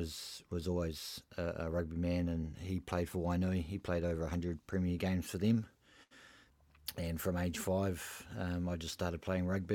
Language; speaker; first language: English; native; English